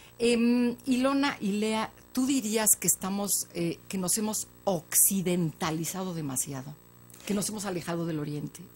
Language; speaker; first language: Spanish; native; Spanish